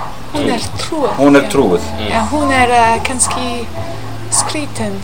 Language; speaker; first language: Icelandic; non-native, learner; English